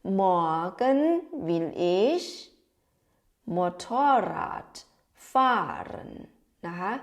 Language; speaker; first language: German; non-native, fluent; Thai